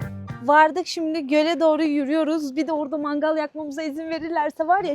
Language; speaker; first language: Turkish; native; Turkish